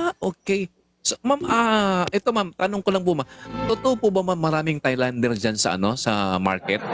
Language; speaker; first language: Filipino; non-native, local second language; Cebuano